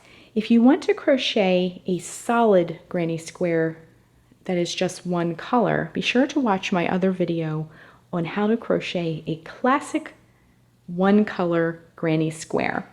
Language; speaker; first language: English; native; English